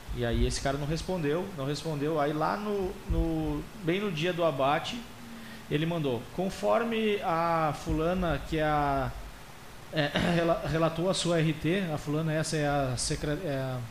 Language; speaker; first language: Portuguese; native; Portuguese